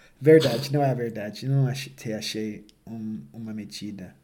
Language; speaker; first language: Portuguese; non-native, fluent; English